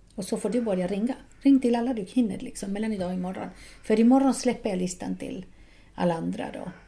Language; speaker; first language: Swedish; non-native, fluent; Spanish